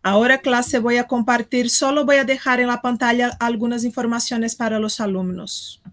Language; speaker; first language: Spanish; non-native, fluent; Portuguese